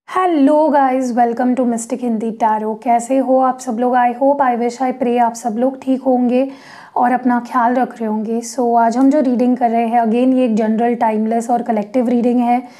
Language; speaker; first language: Hindi; non-native, local second language; Marathi